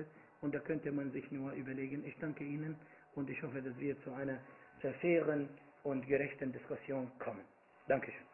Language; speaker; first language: German; non-native, fluent; Arabic